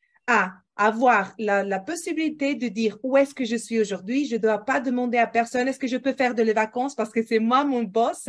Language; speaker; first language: French; non-native, fluent; Portuguese